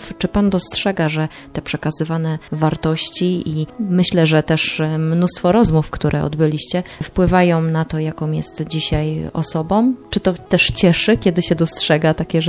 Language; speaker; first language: Polish; native; Polish